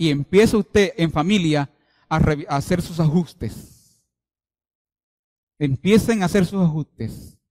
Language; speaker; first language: Spanish; native; Spanish